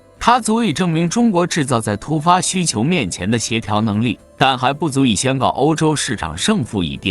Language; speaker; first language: Chinese; native; Chinese